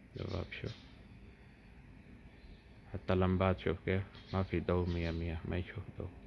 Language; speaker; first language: Arabic; non-native, learner; Urdu